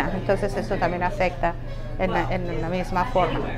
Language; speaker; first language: Spanish; early bilingual, other home language; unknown